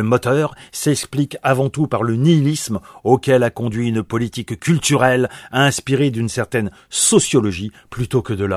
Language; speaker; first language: French; native; French